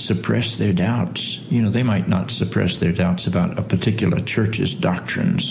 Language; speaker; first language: English; native; English